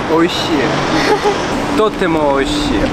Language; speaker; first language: Russian; non-native, fluent; Spanish